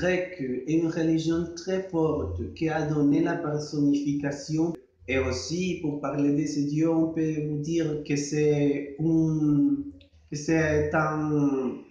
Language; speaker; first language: French; non-native, learner; Spanish